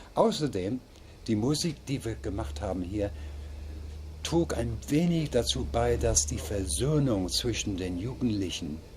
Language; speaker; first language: German; non-native, fluent; English